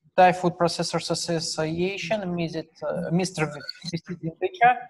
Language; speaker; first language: English; non-native, fluent; Russian